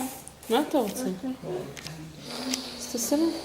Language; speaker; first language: Hebrew; native; Hebrew